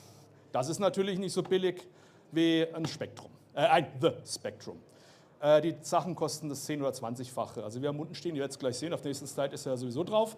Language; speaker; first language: German; native; German